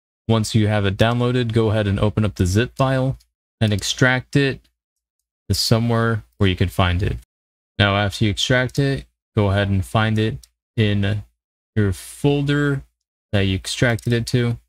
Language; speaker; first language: English; native; English